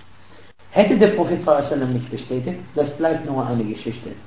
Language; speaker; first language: German; non-native, fluent; Arabic